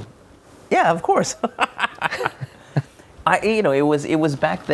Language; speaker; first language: English; non-native, local second language; Malay